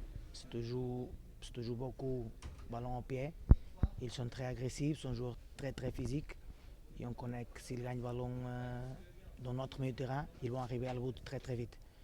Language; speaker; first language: French; non-native, fluent; Portuguese